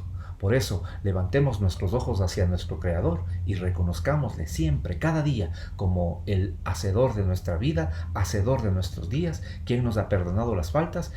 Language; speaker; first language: Spanish; native; Spanish